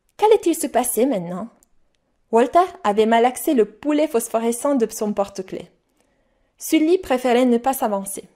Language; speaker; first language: French; non-native, fluent; Italian